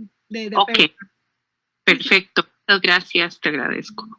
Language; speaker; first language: Spanish; native; Spanish